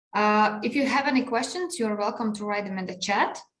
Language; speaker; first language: English; non-native, fluent; Latvian